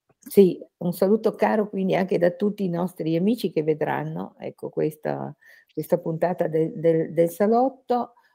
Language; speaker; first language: Italian; native; Italian